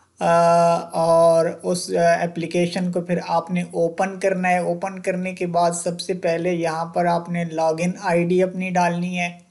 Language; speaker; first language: Hindi; non-native, local second language; Punjabi